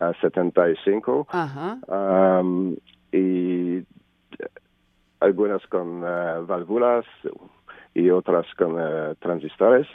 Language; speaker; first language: Spanish; non-native, learner; French